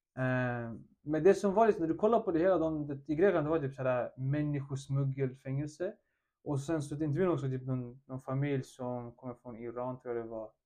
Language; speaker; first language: Swedish; early bilingual, other home language; Russian